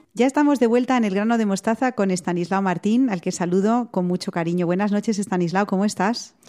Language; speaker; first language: Spanish; native; Spanish